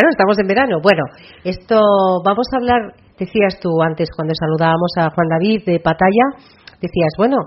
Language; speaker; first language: Spanish; native; Spanish